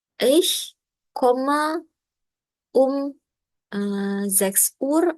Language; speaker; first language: German; non-native, learner; Indonesian